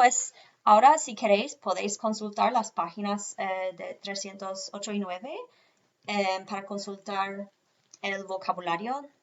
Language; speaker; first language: Spanish; non-native, fluent; English